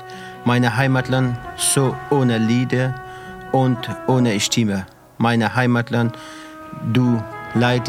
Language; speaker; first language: German; non-native, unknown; Persian